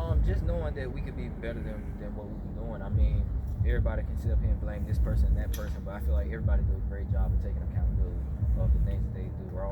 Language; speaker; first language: English; native; English